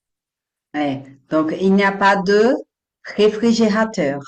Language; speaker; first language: French; non-native, fluent; Portuguese